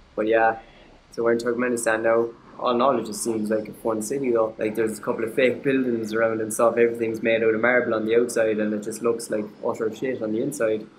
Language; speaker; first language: English; native; English